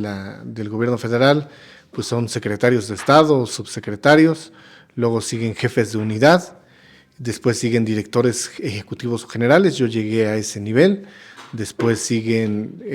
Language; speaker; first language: Spanish; native; Spanish